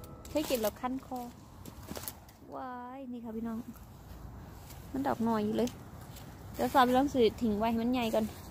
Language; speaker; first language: Thai; non-native, local second language; Northeastern Thai